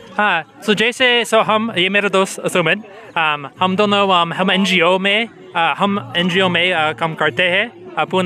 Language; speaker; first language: Hindi; non-native, learner; English